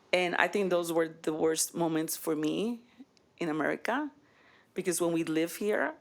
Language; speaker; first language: English; early bilingual, other home language; Spanish